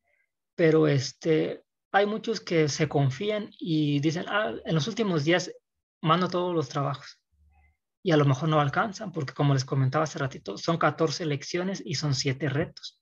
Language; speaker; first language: Spanish; native; Spanish